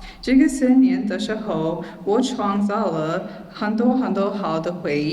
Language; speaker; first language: Chinese; non-native, learner; English